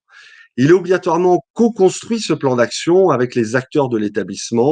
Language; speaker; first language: French; native; French